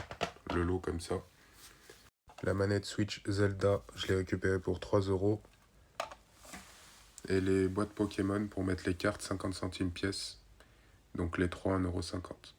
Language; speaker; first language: French; native; French